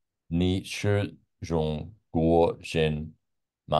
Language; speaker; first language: Chinese; non-native, learner; English